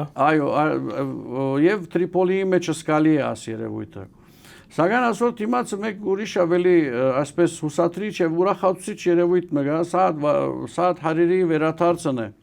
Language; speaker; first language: Armenian; early bilingual, heritage; Armenian